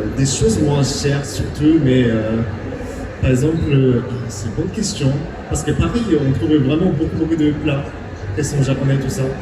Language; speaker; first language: French; non-native, fluent; Japanese